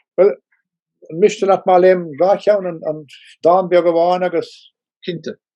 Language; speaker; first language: Irish; non-native, local second language; English